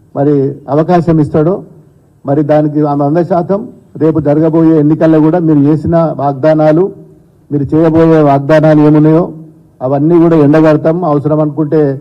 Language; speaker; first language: Telugu; native; Telugu